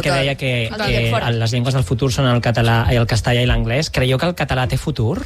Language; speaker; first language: Catalan; native; Catalan